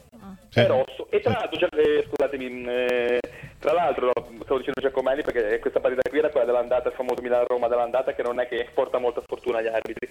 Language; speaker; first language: Italian; native; Italian